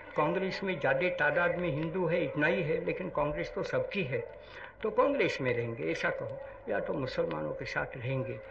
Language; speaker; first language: Hindi; non-native, local second language; Gujarati